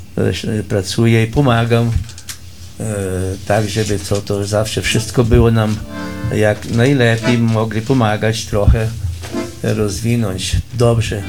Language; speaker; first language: Polish; early bilingual, heritage; Polish